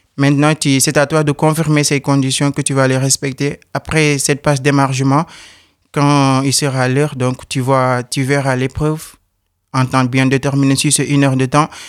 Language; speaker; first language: French; non-native, local second language; Wolof